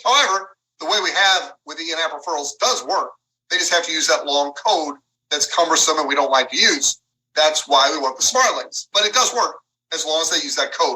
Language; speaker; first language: English; native; English